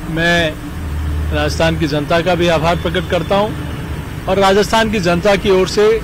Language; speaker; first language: Hindi; native; Hindi